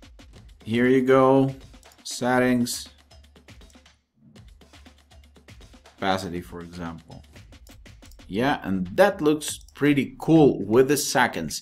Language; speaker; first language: English; non-native, fluent; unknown